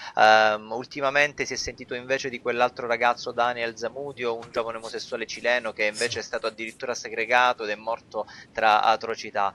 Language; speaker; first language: Italian; native; Italian